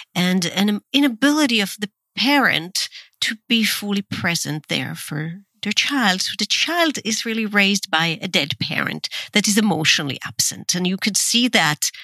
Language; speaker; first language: English; non-native, fluent; Hebrew